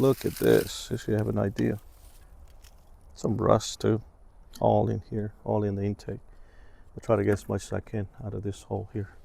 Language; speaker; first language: English; native; English